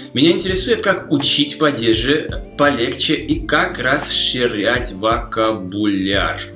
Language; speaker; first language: Russian; non-native, fluent; Slovak